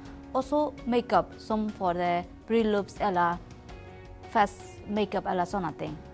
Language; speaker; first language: Norwegian; non-native, learner; Burmese